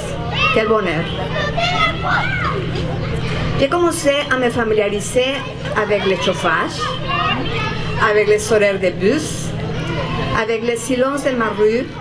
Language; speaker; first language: French; non-native, fluent; Spanish